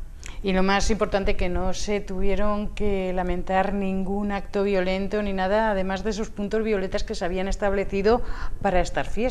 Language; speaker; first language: Spanish; native; Spanish